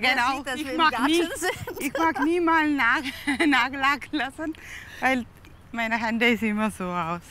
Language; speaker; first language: German; non-native, learner; Tamil